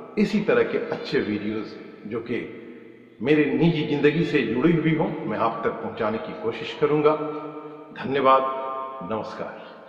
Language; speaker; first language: Hindi; non-native, local second language; Urdu